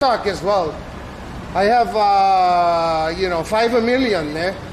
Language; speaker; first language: English; native; English